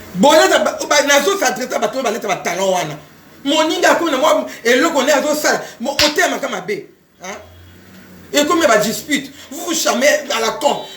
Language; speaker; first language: French; non-native, local second language; Lingala